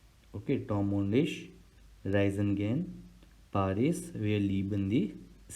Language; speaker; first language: German; non-native, fluent; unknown